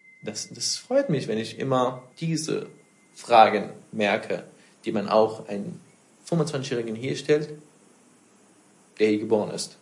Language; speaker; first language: German; non-native, fluent; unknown